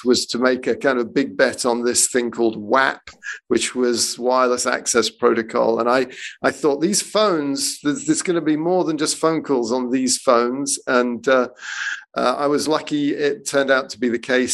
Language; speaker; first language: English; native; English